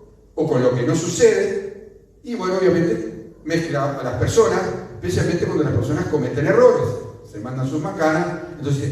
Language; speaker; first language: Spanish; native; Spanish